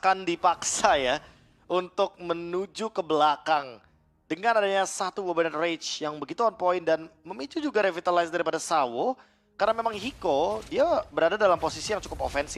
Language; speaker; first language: Indonesian; native; Indonesian